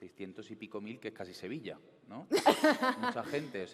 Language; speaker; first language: Spanish; native; Spanish